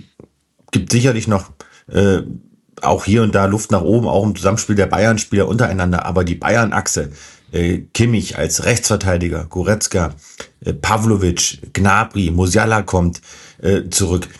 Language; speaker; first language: German; native; German